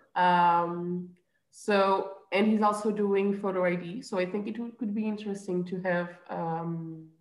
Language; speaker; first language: English; non-native, fluent; Portuguese